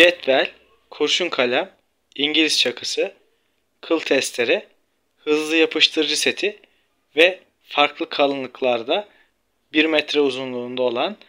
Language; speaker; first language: Turkish; native; Turkish